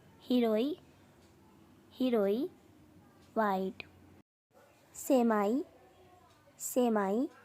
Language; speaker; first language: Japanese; non-native, fluent; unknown